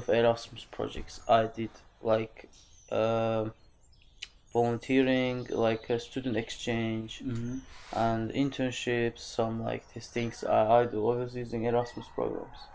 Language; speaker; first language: English; non-native, fluent; Azerbaijani